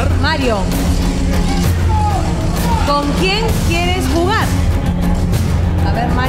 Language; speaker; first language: Spanish; native; Spanish